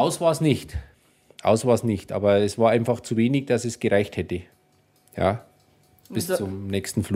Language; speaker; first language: German; native; German